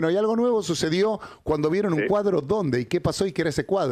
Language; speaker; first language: Spanish; native; Spanish